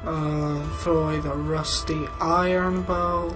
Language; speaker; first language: English; native; English